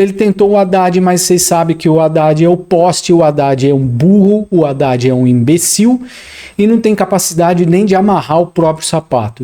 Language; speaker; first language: Portuguese; native; Portuguese